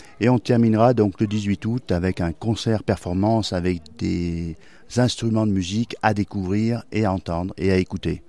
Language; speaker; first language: French; native; French